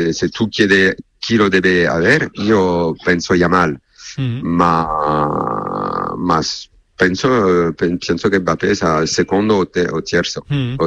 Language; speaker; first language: Spanish; non-native, learner; French